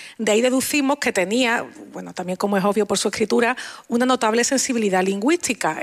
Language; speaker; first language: Spanish; native; Spanish